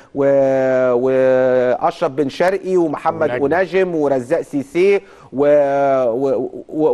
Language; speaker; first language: Arabic; native; Arabic